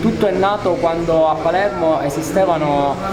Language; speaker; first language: Italian; native; Italian